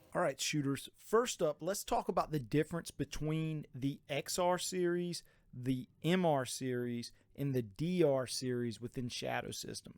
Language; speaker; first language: English; native; English